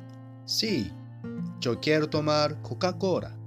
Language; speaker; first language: Spanish; non-native, fluent; Japanese